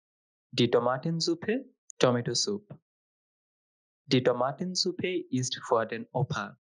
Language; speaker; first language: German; non-native, fluent; Bangla